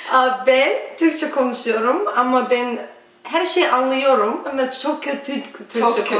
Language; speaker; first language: Turkish; non-native, learner; Russian